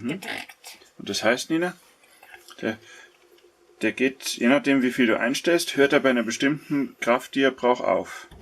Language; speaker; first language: German; native; German